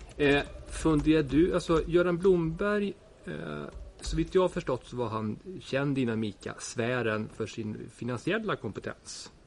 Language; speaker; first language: Swedish; native; Swedish